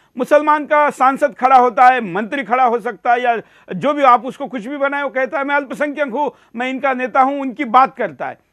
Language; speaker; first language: Hindi; non-native, local second language; Marathi